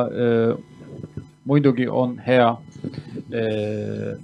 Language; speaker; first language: Estonian; non-native, learner; Kurdish